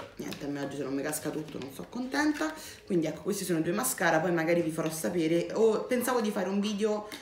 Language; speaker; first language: Italian; native; Italian